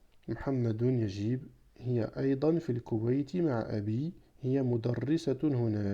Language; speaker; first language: Arabic; non-native, fluent; French